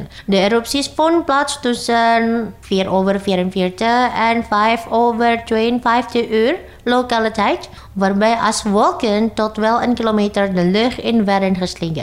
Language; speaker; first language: Dutch; non-native, fluent; Indonesian